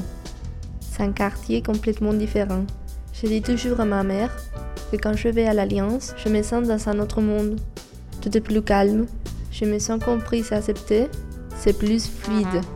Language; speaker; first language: French; non-native, learner; Spanish